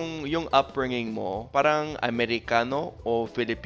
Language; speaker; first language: Filipino; non-native, fluent; English